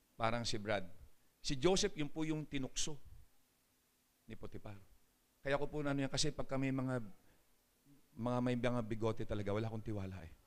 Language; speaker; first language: Filipino; native; Filipino